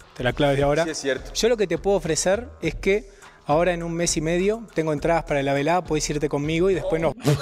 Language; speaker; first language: Spanish; native; Spanish